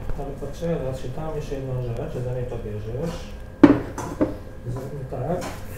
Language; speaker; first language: Polish; non-native, fluent; Arabic